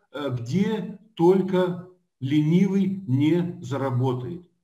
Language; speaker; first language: Russian; native; Russian